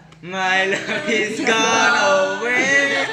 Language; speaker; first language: English; non-native, learner; Hmong